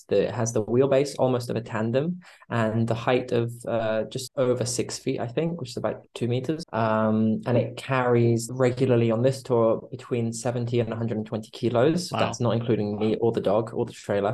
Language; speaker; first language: English; native; English